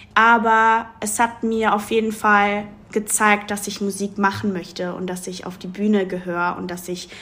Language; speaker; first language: German; native; German